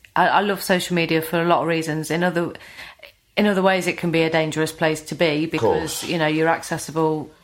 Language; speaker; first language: English; native; English